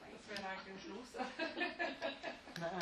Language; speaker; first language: German; native; German